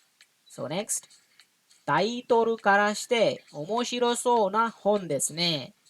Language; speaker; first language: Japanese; non-native, fluent; Marathi